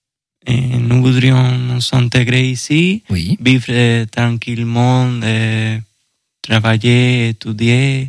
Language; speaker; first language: French; non-native, learner; Spanish